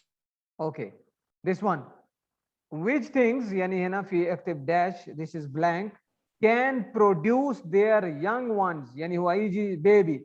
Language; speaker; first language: English; non-native, learner; Arabic